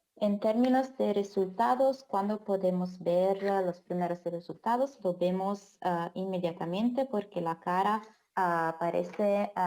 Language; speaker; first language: Spanish; non-native, fluent; Italian